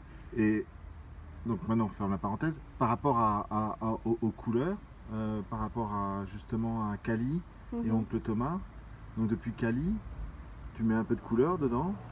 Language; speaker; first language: French; native; French